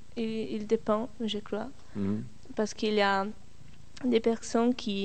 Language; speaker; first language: French; non-native, learner; Italian